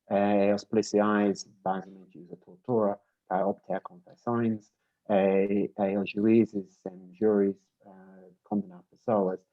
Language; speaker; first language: Portuguese; non-native, learner; English